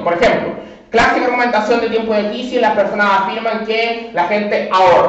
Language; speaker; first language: Spanish; native; Spanish